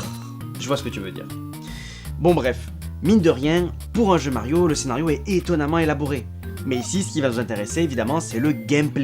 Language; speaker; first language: French; native; French